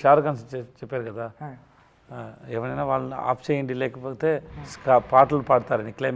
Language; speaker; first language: Telugu; non-native, learner; Tamil